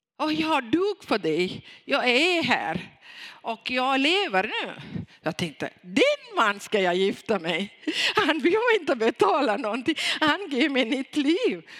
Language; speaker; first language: Swedish; non-native, fluent; Tamil